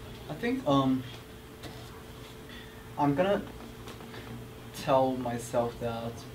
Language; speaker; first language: English; non-native, fluent; Chinese